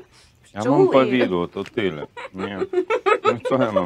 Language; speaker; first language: Polish; non-native, learner; Russian